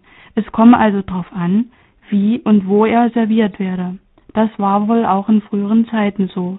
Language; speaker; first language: German; native; German